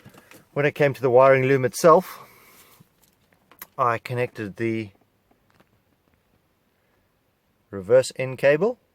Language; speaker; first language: English; native; English